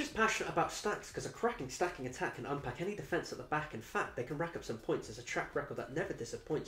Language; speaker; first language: English; native; English